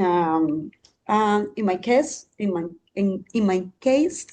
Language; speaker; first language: English; non-native, learner; Spanish